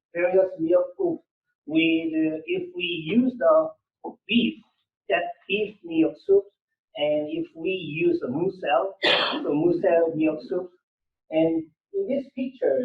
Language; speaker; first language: English; non-native, learner; Korean